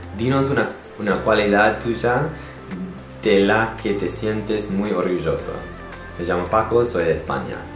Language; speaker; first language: Spanish; non-native, fluent; English